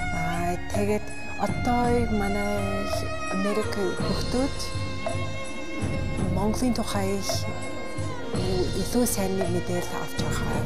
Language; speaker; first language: Mongolian; non-native, learner; English